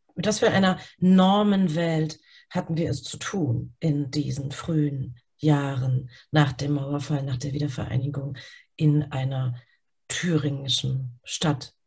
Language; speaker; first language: German; native; German